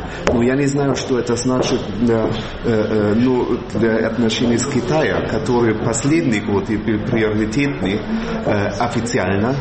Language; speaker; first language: Russian; non-native, fluent; German